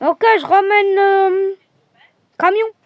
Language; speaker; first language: French; native; French